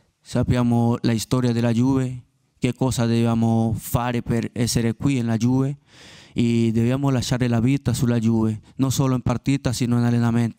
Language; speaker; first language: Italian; non-native, learner; Spanish